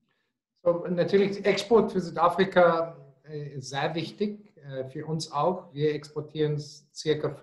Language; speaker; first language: German; non-native, fluent; Afrikaans